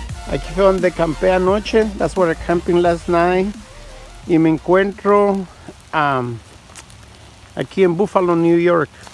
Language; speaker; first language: Spanish; native; Spanish